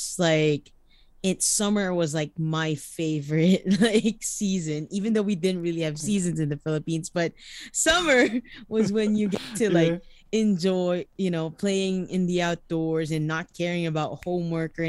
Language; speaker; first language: English; non-native, local second language; Iloko